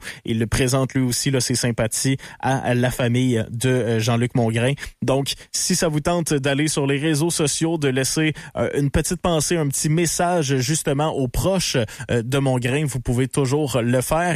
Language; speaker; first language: French; native; French